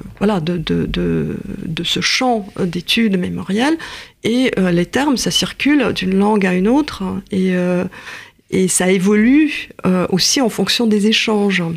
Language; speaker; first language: French; non-native, fluent; Russian